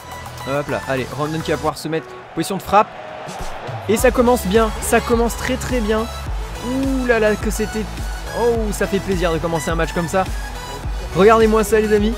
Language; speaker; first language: French; native; French